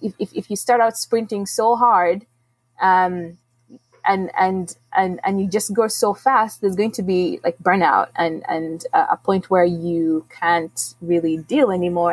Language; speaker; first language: English; non-native, local second language; Ganda